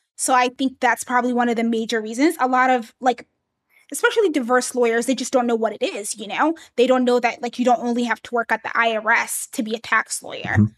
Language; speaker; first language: English; early bilingual, other home language; Amharic